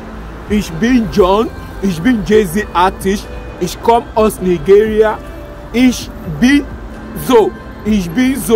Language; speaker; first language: German; non-native, learner; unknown